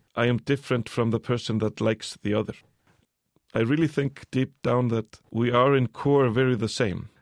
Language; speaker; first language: English; early bilingual, other home language; Icelandic